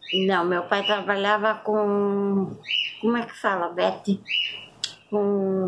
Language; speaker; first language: Portuguese; early bilingual, other home language; German